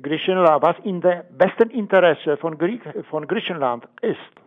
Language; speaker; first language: German; non-native, fluent; Polish